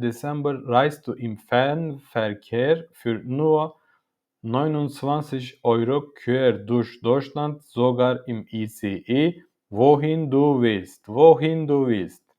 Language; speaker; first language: German; non-native, learner; Turkish